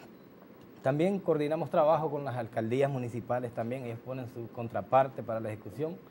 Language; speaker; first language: Spanish; native; Spanish